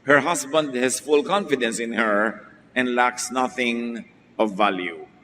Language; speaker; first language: English; non-native, local second language; Filipino